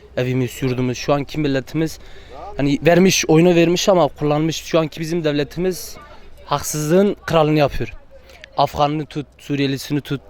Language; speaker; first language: Turkish; non-native, local second language; Kurdish